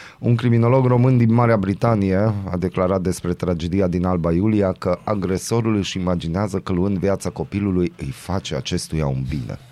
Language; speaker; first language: Romanian; non-native, local second language; Hungarian